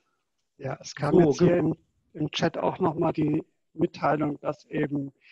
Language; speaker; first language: German; native; German